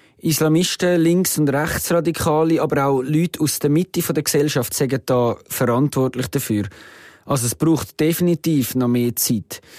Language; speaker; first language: German; native; German